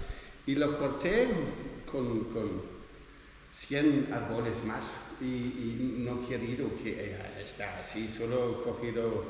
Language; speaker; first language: Spanish; non-native, learner; Dutch